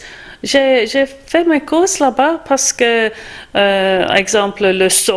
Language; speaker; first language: French; non-native, fluent; English